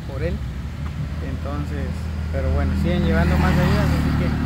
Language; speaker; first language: Spanish; native; Spanish